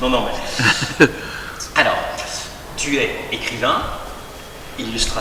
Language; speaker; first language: French; native; French